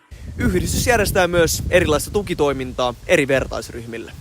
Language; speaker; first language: Finnish; native; Finnish